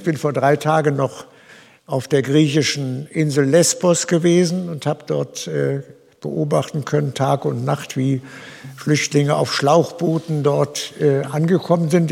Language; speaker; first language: German; native; German